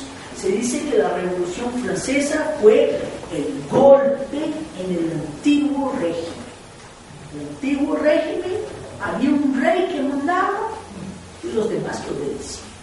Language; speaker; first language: Spanish; non-native, fluent; Portuguese